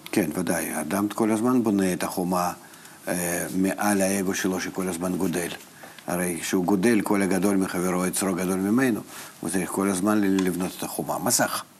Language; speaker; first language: Hebrew; non-native, fluent; Russian